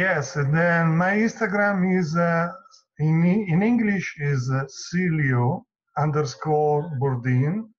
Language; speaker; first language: English; non-native, learner; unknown